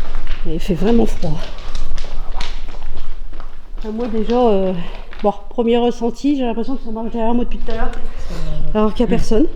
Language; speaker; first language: French; native; French